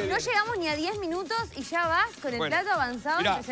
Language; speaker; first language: Spanish; native; Spanish